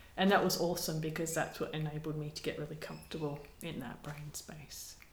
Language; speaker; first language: English; native; English